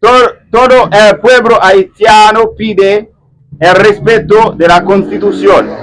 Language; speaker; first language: Spanish; non-native, learner; Haitian Creole